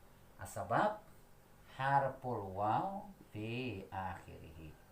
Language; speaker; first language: Arabic; non-native, fluent; Indonesian